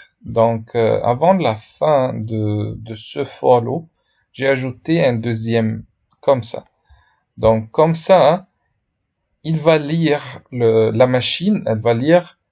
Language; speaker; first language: French; non-native, fluent; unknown